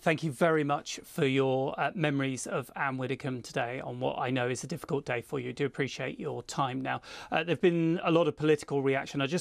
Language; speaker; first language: English; native; English